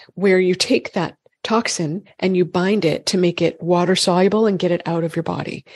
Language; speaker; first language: English; native; English